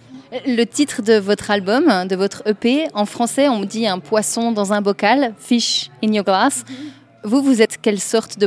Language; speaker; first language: French; native; French